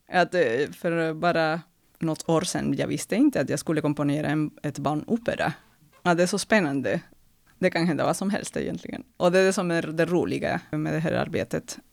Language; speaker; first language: Swedish; non-native, fluent; Spanish